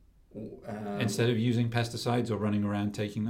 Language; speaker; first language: English; native; English